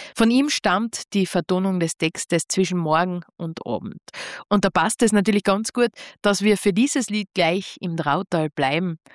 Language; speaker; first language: German; native; German